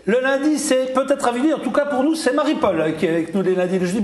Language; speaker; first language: French; native; French